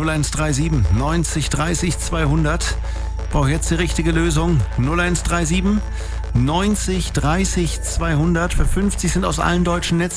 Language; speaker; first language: German; native; German